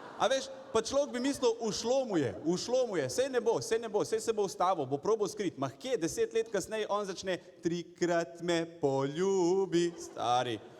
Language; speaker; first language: Slovenian; non-native, local second language; Bosnian